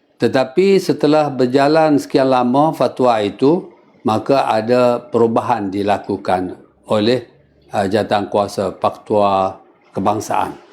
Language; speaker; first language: Malay; native; Malay